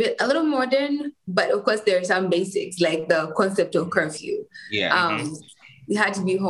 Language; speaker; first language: English; non-native, local second language; Ganda